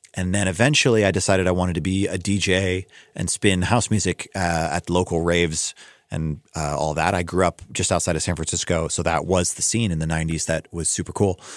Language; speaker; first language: English; native; English